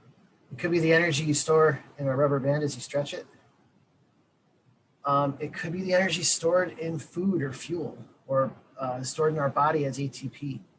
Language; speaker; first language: English; native; English